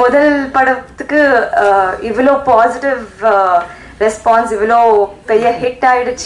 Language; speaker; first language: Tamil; non-native, learner; Telugu